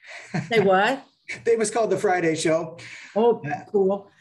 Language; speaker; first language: English; native; English